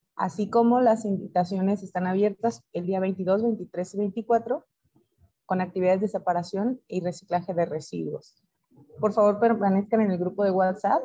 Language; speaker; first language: Spanish; native; Spanish